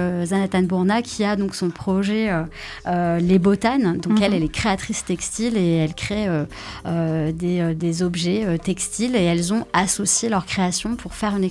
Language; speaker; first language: French; native; French